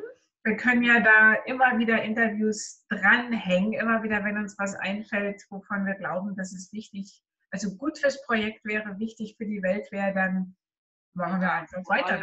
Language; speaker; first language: German; native; German